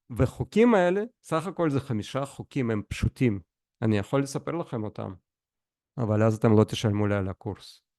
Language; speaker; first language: Hebrew; non-native, fluent; Russian